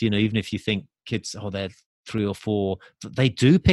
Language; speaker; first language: English; native; English